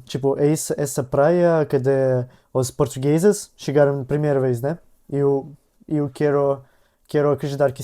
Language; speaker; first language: Portuguese; non-native, learner; Russian